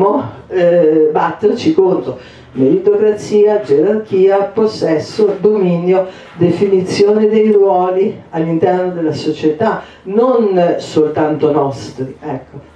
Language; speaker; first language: Italian; native; Italian